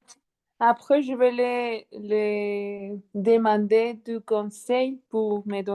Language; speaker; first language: French; non-native, learner; Spanish